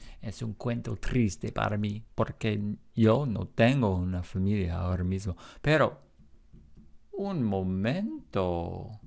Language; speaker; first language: Spanish; non-native, fluent; English